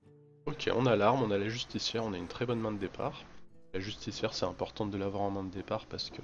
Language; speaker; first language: French; native; French